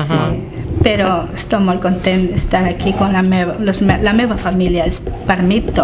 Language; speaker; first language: Catalan; non-native, learner; Spanish